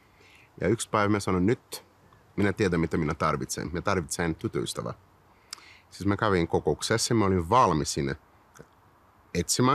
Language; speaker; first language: Finnish; non-native, fluent; Portuguese